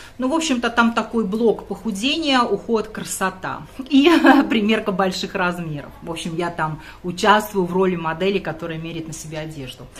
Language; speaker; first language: Russian; non-native, local second language; Latvian